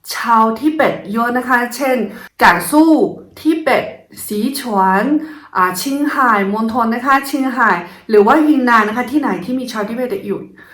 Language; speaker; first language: Thai; non-native, fluent; Chinese